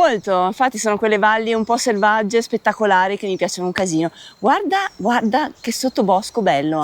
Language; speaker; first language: Italian; native; Italian